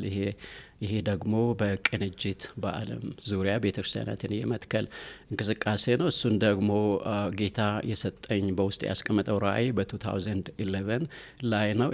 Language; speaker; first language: Amharic; non-native, local second language; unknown